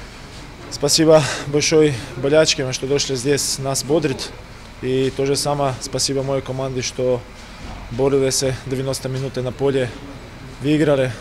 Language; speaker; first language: Russian; non-native, learner; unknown